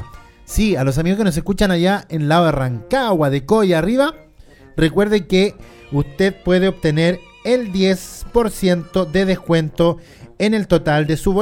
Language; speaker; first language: Spanish; native; Spanish